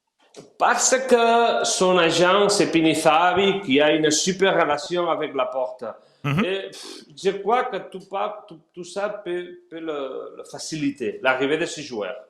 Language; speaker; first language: French; non-native, fluent; Spanish